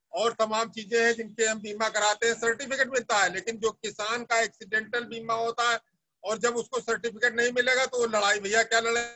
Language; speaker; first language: Hindi; native; Hindi